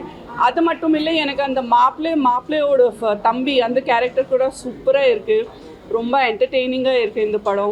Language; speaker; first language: Tamil; non-native, fluent; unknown